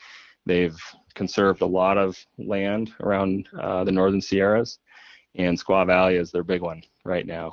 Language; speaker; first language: English; native; English